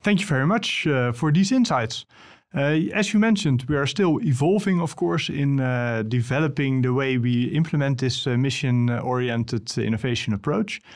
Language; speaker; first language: English; non-native, fluent; Dutch